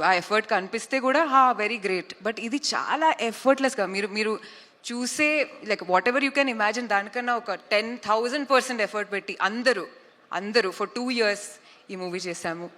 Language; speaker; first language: Telugu; non-native, fluent; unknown